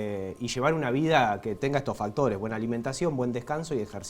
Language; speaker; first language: Spanish; native; Spanish